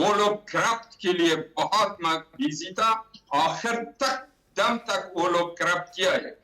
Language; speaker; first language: Hindi; non-native, learner; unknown